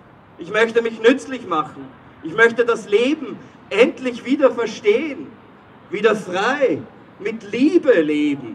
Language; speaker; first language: German; native; German